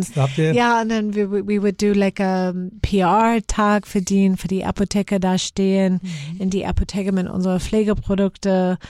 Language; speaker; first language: German; non-native, fluent; English